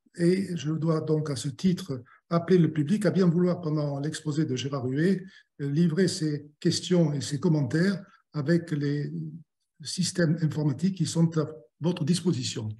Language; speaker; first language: French; native; French